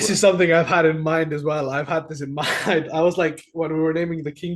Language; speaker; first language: English; non-native, fluent; Icelandic